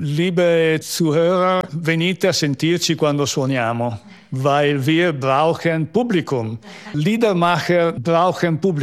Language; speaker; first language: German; non-native, local second language; Italian